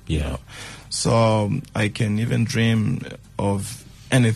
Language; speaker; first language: English; non-native, fluent; Tsonga